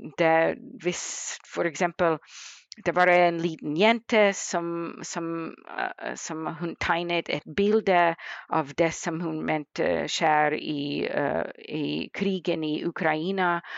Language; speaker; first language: Norwegian; non-native, fluent; English